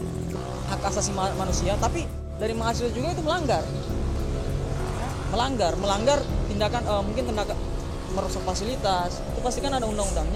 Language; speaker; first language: Indonesian; native; Indonesian